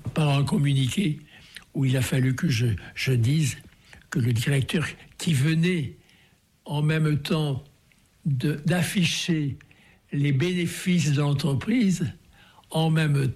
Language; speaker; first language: French; native; French